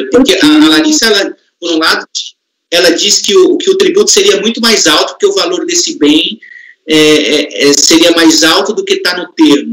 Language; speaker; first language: Portuguese; native; Portuguese